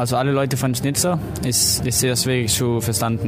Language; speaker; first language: German; non-native, fluent; Danish